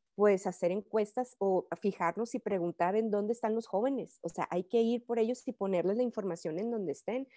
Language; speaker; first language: Spanish; native; Spanish